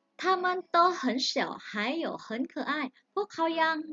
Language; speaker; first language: Chinese; non-native, fluent; Thai